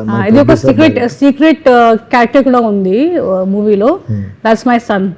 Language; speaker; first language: Telugu; non-native, fluent; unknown